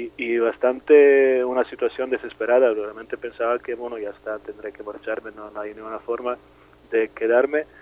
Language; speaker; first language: Spanish; non-native, fluent; Serbian